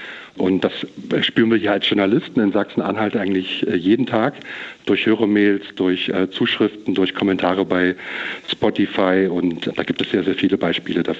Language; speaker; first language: German; native; German